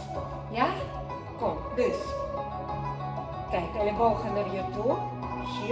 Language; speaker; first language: Dutch; non-native, learner; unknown